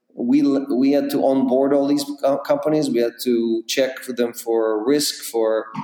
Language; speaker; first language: English; non-native, fluent; Russian